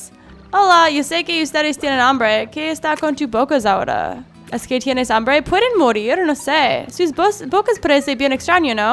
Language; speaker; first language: Spanish; non-native, learner; English